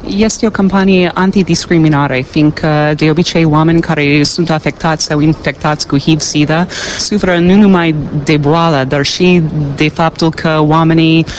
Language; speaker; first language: Romanian; non-native, fluent; English